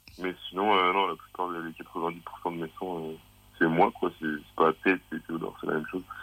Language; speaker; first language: French; native; French